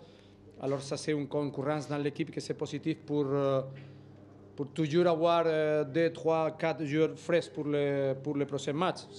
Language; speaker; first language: French; non-native, learner; Spanish